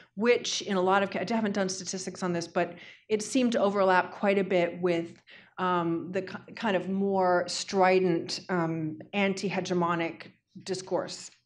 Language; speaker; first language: English; native; English